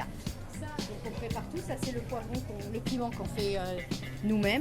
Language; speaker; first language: French; native; French